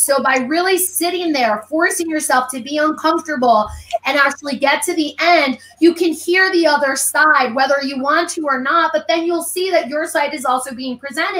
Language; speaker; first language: English; early bilingual, other home language; Spanish